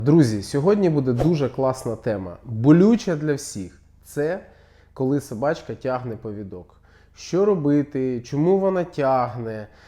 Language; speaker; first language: Ukrainian; non-native, local second language; Russian